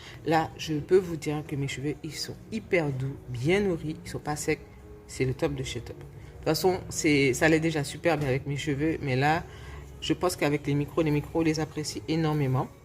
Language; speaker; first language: French; native; French